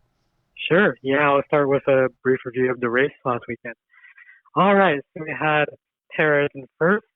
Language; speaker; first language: English; native; English